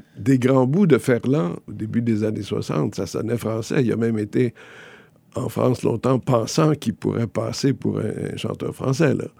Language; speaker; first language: French; native; French